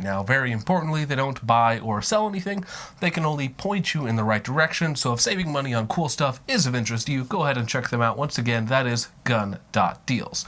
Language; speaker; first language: English; native; English